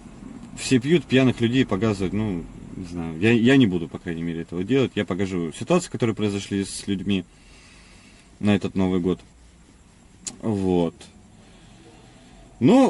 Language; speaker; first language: Russian; native; Russian